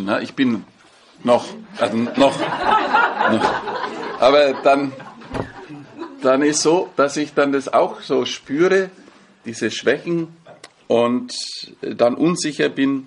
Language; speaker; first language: German; native; German